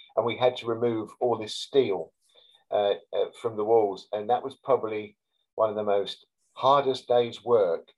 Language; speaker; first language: English; native; English